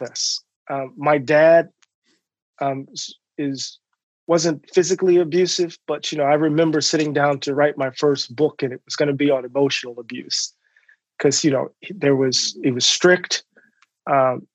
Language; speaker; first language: English; native; English